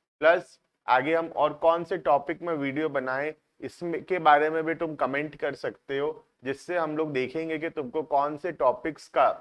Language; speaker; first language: Hindi; native; Hindi